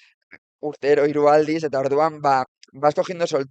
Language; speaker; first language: Basque; non-native, local second language; Spanish